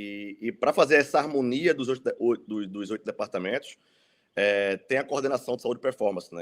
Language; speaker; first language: Portuguese; native; Portuguese